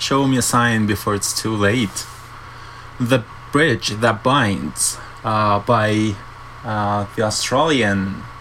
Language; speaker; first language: English; non-native, fluent; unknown